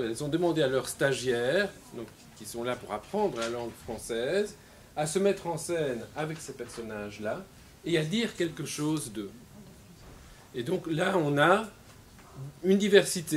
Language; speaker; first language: French; native; French